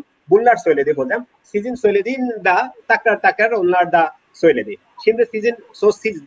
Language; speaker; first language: Turkish; non-native, learner; Bangla